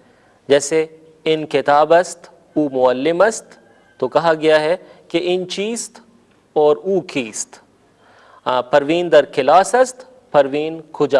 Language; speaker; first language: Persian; non-native, fluent; Urdu